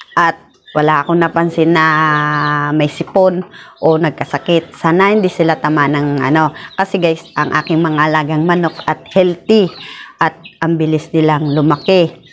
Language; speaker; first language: Filipino; non-native, local second language; Bikol